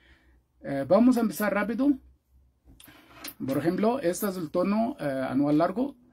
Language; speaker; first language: Spanish; non-native, fluent; Arabic